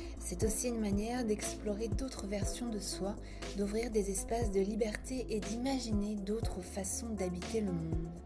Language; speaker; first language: French; native; French